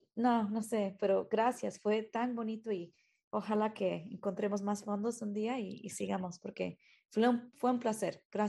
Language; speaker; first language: Spanish; early bilingual, heritage; Spanish